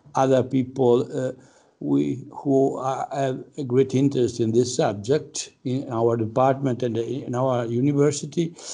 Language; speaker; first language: English; non-native, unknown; Italian